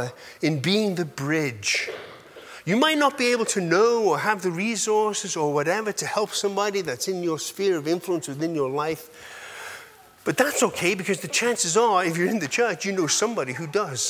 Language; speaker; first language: English; native; English